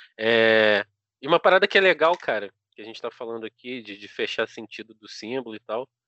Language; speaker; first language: Portuguese; native; Portuguese